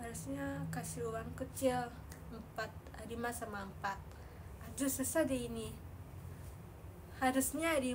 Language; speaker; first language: Indonesian; non-native, learner; Japanese